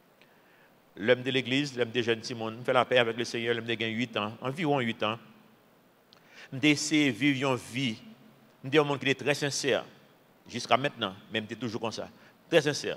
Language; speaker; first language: French; non-native, local second language; Haitian Creole